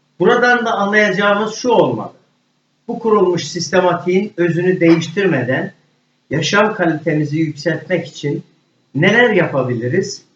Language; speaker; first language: Turkish; native; Turkish